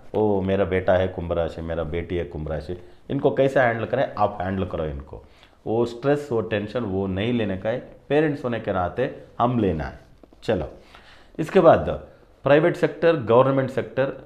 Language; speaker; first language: Hindi; non-native, local second language; Kannada